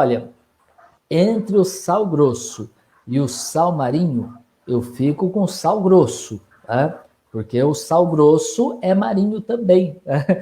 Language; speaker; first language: Portuguese; native; Portuguese